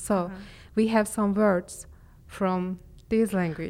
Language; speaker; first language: English; non-native, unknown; Turkish